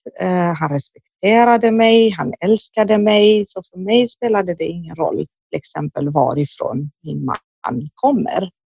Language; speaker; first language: Swedish; early bilingual, other home language; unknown